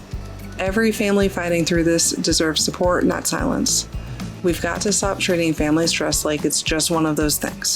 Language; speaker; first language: English; native; English